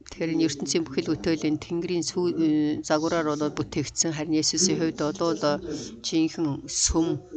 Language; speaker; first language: Mongolian; non-native, fluent; Korean